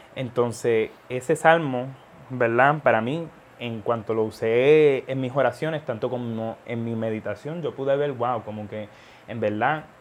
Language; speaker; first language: Spanish; early bilingual, heritage; Spanish